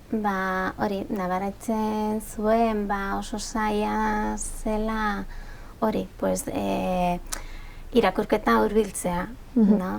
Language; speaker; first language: Basque; non-native, local second language; Spanish